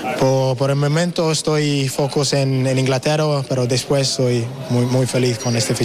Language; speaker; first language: Spanish; non-native, learner; English